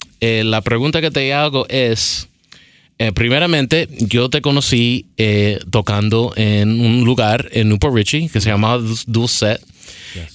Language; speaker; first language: Spanish; early bilingual, other home language; English